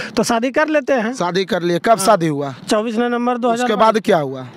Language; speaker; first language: Hindi; native; Hindi